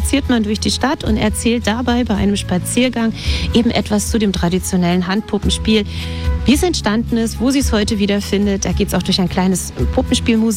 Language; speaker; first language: German; native; German